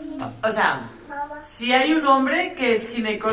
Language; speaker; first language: Spanish; native; Spanish